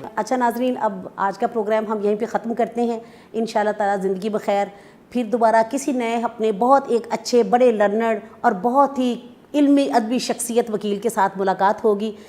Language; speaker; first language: Urdu; non-native, local second language; Punjabi